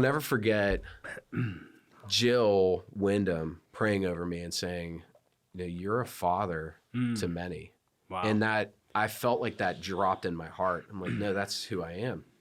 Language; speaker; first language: English; native; English